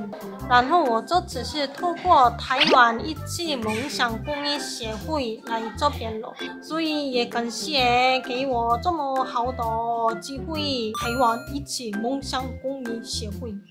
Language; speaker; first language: Chinese; non-native, fluent; Korean